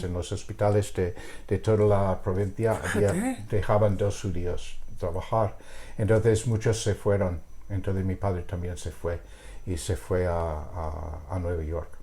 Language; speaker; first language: Spanish; non-native, fluent; English